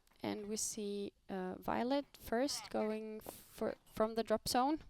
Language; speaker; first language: English; non-native, fluent; Norwegian